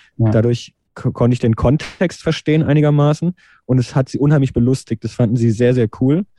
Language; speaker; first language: German; native; German